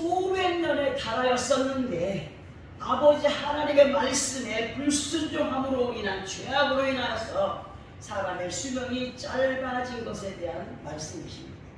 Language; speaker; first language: Korean; native; Korean